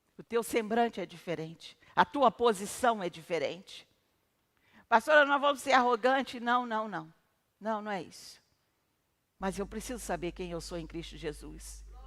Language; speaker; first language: Portuguese; native; Portuguese